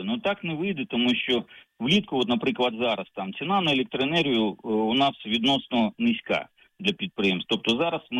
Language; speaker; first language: Ukrainian; native; Ukrainian